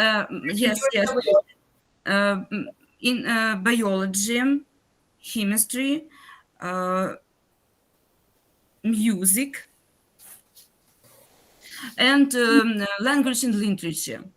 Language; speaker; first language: English; non-native, learner; Ukrainian